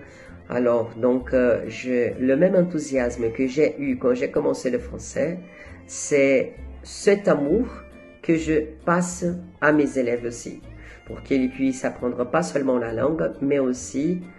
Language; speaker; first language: French; non-native, fluent; Portuguese